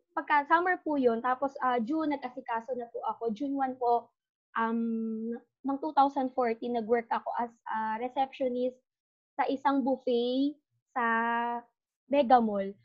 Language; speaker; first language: Filipino; native; Filipino